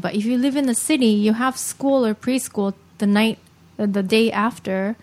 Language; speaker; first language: English; early bilingual, other home language; Japanese